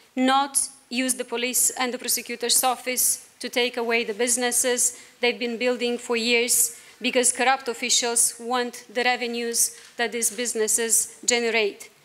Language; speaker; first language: English; non-native, fluent; Romanian